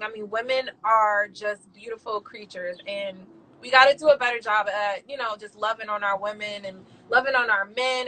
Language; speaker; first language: English; native; English